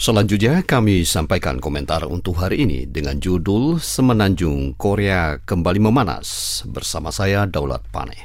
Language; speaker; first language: Indonesian; native; Indonesian